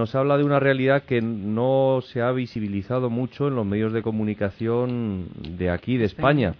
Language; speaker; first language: Spanish; native; Spanish